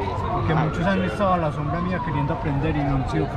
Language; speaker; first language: Spanish; native; Spanish